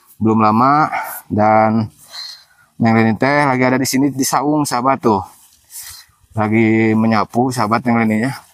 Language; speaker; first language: Indonesian; non-native, local second language; Sundanese